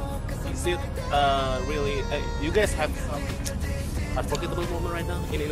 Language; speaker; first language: English; non-native, learner; Indonesian